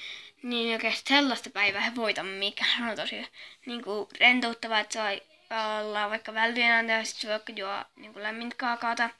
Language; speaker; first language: Finnish; native; Finnish